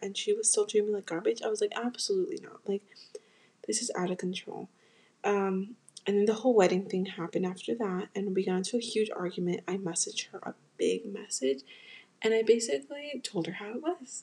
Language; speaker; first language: English; early bilingual, other home language; Spanish